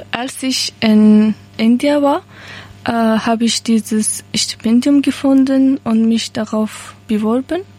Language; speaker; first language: German; non-native, learner; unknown